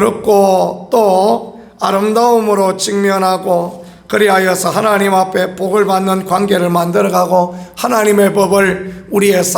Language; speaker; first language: Korean; native; Korean